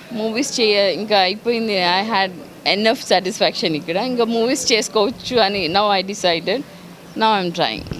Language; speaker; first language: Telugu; non-native, local second language; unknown